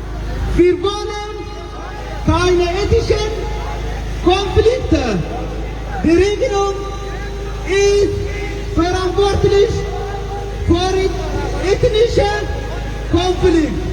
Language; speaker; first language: German; non-native, learner; Oromo